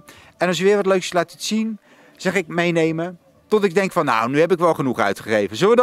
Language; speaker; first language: Dutch; native; Dutch